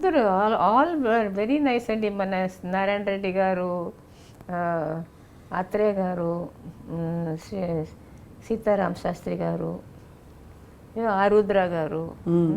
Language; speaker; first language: Telugu; non-native, local second language; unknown